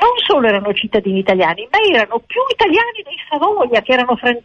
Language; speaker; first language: Italian; native; Italian